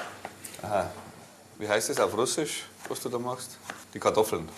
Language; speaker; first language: German; native; German